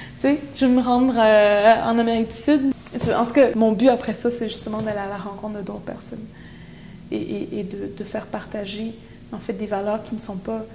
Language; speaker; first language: French; non-native, local second language; Innu-aimun